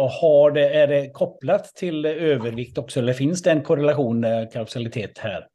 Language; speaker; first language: Swedish; native; Swedish